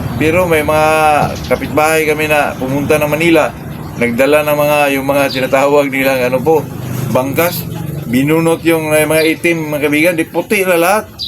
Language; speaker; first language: Filipino; non-native, local second language; Cebuano